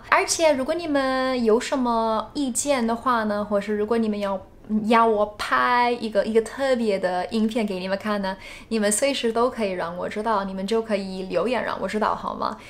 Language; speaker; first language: Chinese; non-native, fluent; English